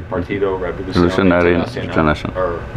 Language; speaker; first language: Spanish; early bilingual, heritage; Spanish